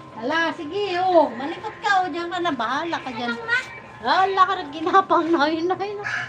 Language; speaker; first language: Filipino; native; Filipino